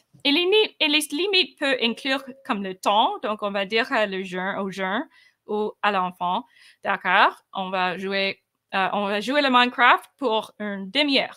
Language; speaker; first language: French; non-native, fluent; English